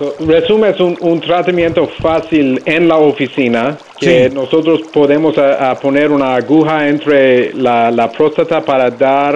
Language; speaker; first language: Spanish; non-native, learner; English